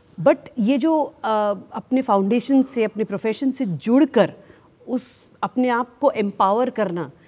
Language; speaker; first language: Hindi; native; Hindi